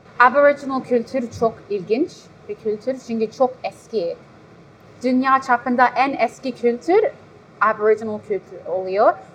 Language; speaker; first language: Turkish; early bilingual, heritage; Turkish